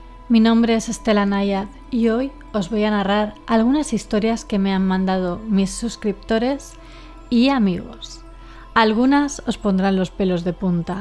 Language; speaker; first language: Spanish; native; Spanish